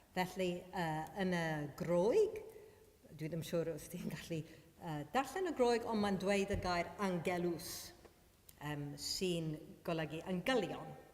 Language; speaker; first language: Welsh; non-native, fluent; Maltese